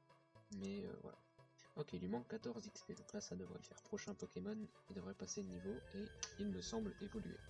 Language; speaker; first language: French; native; French